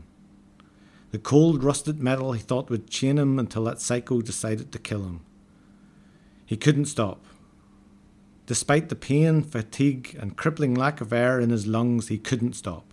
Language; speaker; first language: English; native; English